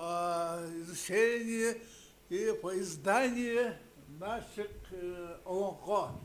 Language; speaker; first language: Russian; non-native, local second language; Yakut